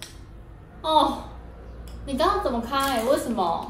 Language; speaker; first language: Chinese; native; Chinese